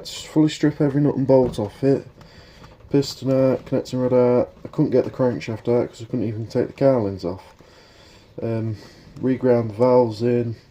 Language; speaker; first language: English; native; English